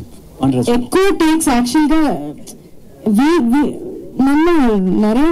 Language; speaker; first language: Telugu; non-native, fluent; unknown